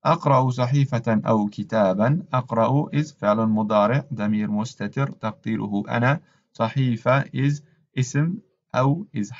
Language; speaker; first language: Arabic; non-native, learner; English